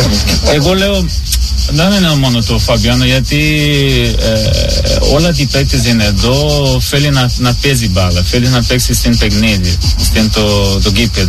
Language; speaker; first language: Greek; non-native, learner; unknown